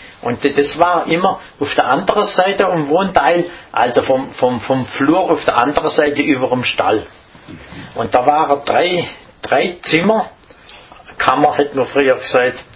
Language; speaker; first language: German; native; German